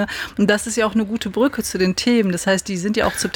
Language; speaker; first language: German; native; German